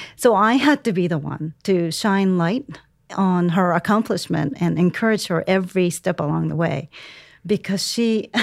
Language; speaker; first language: English; non-native, fluent; Japanese